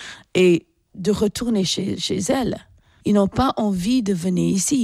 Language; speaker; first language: French; non-native, fluent; English